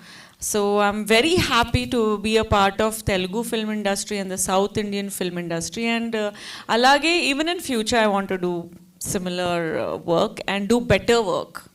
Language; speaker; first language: Telugu; non-native, fluent; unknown